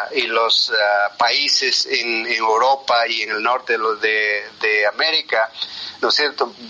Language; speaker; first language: Spanish; non-native, local second language; Quechua